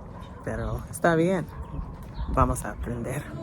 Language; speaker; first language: Spanish; non-native, learner; English